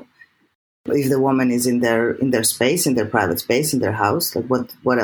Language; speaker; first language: English; non-native, fluent; Serbian